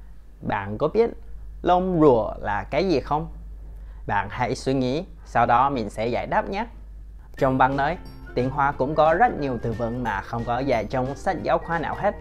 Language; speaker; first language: Vietnamese; non-native, fluent; Chinese